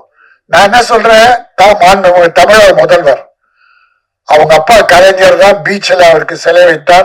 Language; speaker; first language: Tamil; native; Tamil